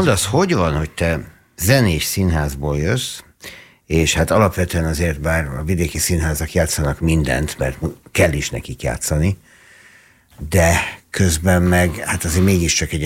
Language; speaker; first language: Hungarian; native; Hungarian